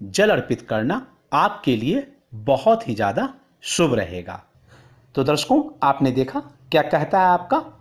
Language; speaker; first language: Hindi; native; Hindi